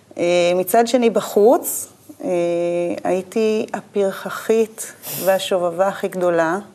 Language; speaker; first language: Hebrew; native; Hebrew